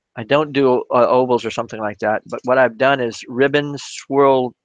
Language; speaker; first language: English; native; English